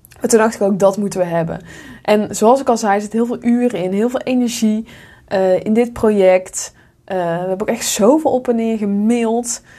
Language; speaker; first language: Dutch; native; Dutch